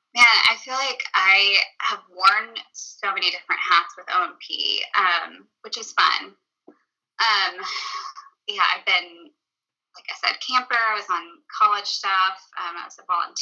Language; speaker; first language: English; native; English